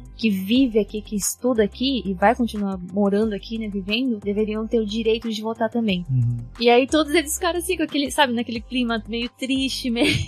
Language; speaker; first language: Portuguese; early bilingual, heritage; Japanese